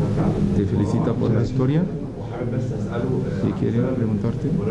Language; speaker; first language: Spanish; non-native, fluent; Arabic